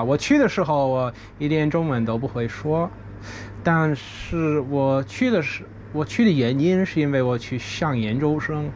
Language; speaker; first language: Chinese; non-native, fluent; English